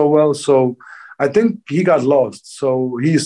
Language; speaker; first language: English; non-native, fluent; Danish